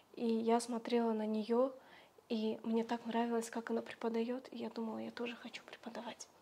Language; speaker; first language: Russian; native; Russian